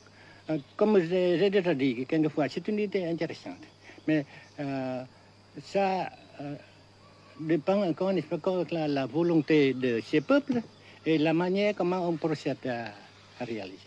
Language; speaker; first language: French; non-native, fluent; Vietnamese